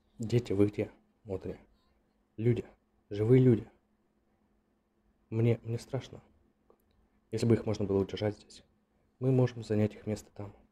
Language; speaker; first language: Russian; native; Russian